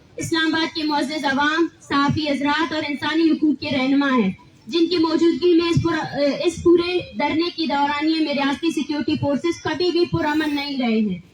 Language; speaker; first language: Urdu; non-native, local second language; Baluchi